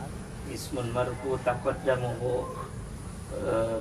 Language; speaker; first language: Arabic; non-native, learner; Indonesian